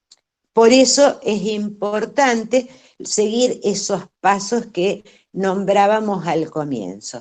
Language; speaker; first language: Spanish; native; Spanish